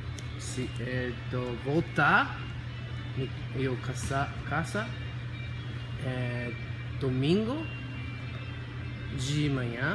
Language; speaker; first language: Portuguese; non-native, learner; English